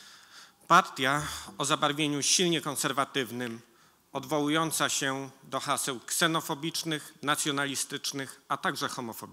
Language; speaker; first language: Polish; native; Polish